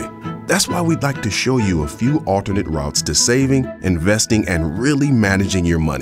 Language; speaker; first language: English; native; English